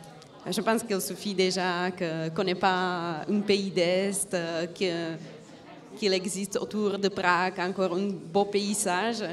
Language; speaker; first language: French; non-native, fluent; Czech